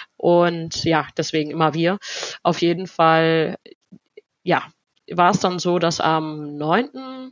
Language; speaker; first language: German; native; German